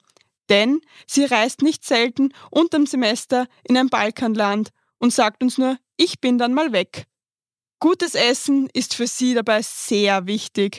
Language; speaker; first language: German; native; German